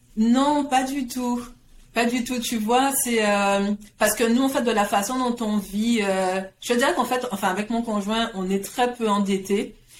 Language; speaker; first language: French; native; French